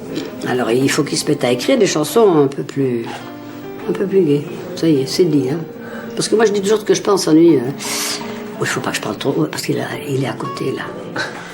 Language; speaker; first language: French; native; French